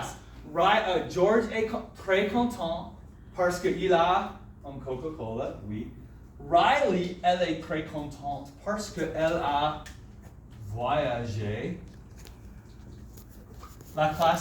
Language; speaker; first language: French; non-native, fluent; English